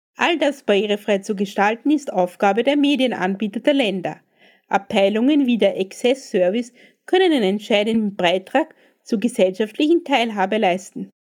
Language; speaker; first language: German; native; German